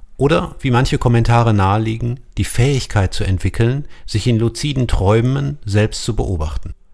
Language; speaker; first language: German; native; German